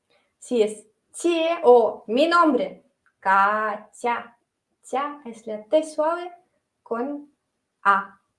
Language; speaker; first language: Spanish; non-native, fluent; Russian